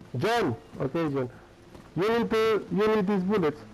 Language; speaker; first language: English; non-native, learner; Romanian